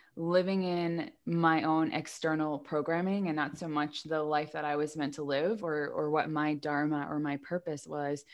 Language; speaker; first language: English; native; English